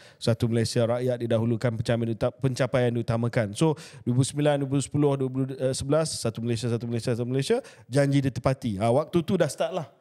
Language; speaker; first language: Malay; native; Malay